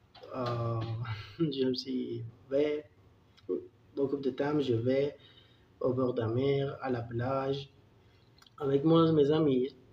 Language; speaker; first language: French; non-native, learner; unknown